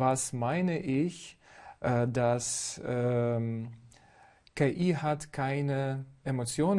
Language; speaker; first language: German; non-native, fluent; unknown